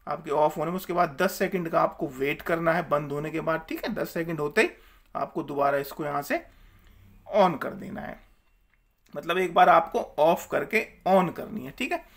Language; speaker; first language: Hindi; native; Hindi